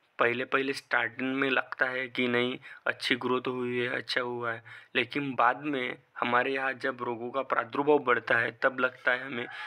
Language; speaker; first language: Hindi; non-native, local second language; Marathi